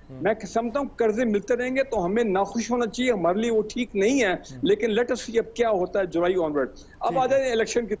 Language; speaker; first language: Urdu; native; Urdu